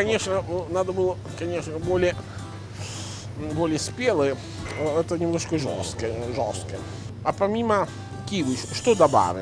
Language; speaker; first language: Russian; non-native, fluent; Italian